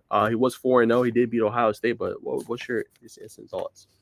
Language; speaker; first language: English; native; English